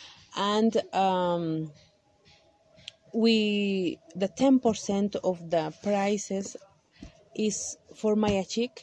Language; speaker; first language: English; non-native, local second language; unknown